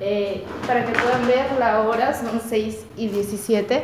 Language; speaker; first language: Spanish; native; Spanish